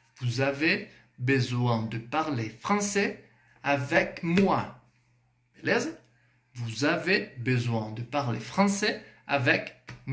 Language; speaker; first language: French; non-native, fluent; Portuguese